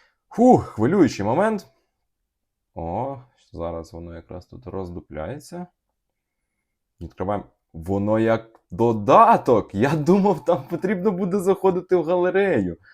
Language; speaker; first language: Ukrainian; non-native, local second language; Russian